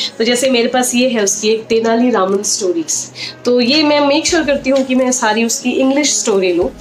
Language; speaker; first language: Hindi; native; Hindi